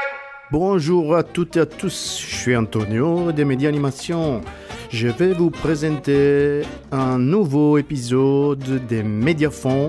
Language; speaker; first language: French; non-native, fluent; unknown